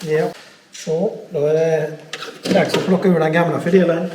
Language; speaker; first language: Swedish; native; Swedish